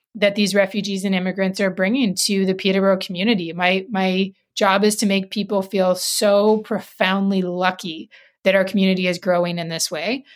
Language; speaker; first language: English; native; English